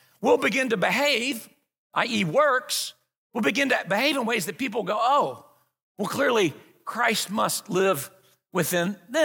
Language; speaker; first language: English; native; English